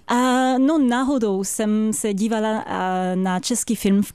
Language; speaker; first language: Czech; non-native, fluent; French